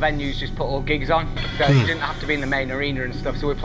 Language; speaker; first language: English; native; English